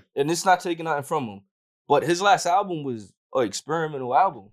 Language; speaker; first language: English; native; English